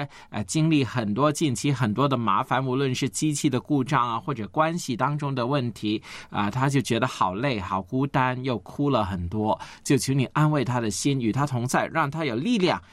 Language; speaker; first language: Chinese; native; Chinese